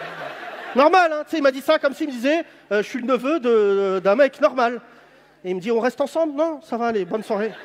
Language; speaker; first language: French; native; French